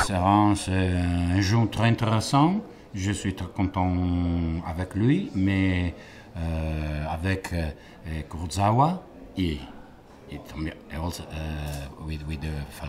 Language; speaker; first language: French; non-native, learner; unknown